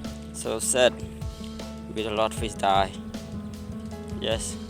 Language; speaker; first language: English; non-native, learner; Khmer